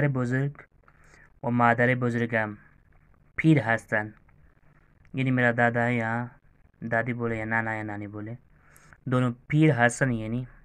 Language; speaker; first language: Persian; non-native, learner; Urdu